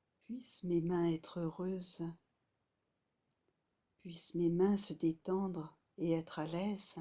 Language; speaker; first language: French; native; French